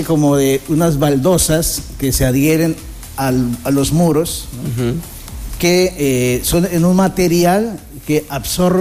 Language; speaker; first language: Spanish; native; Spanish